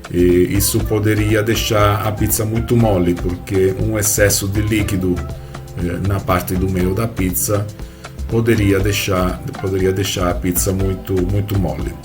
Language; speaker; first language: Portuguese; non-native, fluent; Italian